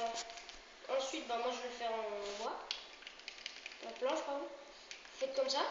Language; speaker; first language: French; native; French